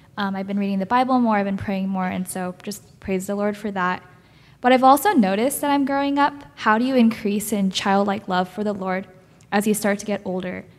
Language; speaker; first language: English; non-native, fluent; Romanian